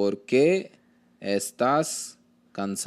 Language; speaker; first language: Spanish; non-native, learner; Hindi